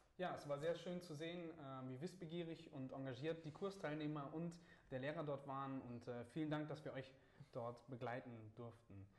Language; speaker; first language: German; native; German